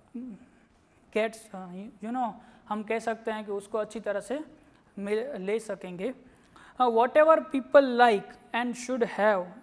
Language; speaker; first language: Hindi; non-native, local second language; Gujarati